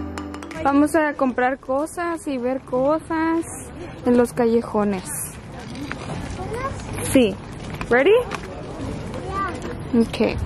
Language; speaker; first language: Spanish; early bilingual, heritage; English